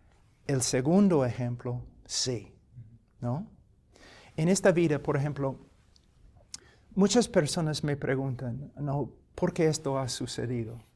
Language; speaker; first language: Spanish; non-native, fluent; English